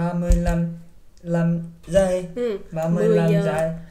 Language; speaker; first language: Vietnamese; non-native, learner; Korean